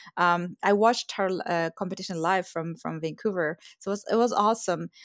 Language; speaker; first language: English; non-native, fluent; Persian